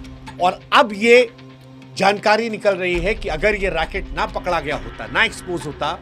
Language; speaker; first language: Hindi; native; Hindi